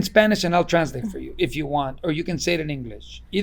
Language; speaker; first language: English; native; English